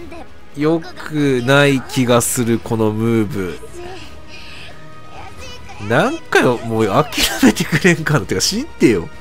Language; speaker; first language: Japanese; native; Japanese